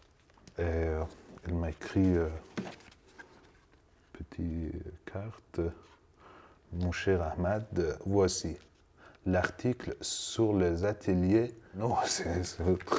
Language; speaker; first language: French; non-native, learner; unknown